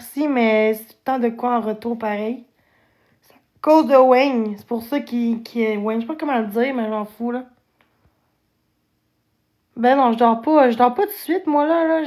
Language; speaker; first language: French; native; French